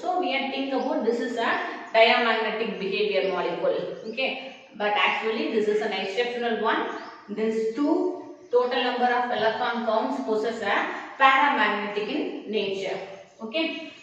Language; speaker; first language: English; non-native, local second language; Tamil